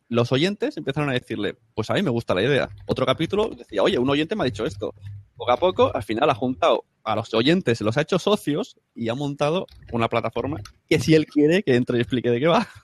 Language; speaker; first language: Spanish; native; Spanish